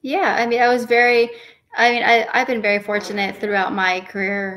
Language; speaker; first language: English; native; English